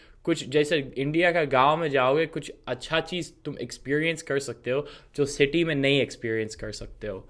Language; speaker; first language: Hindi; non-native, fluent; English